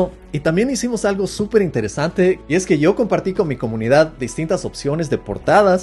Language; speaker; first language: Spanish; native; Spanish